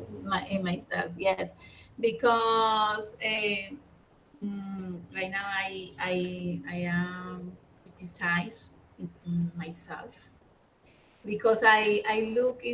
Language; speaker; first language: English; non-native, learner; Spanish